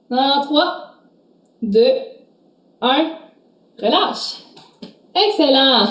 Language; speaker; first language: French; native; French